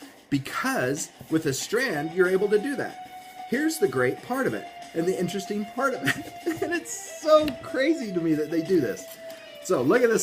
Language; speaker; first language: English; native; English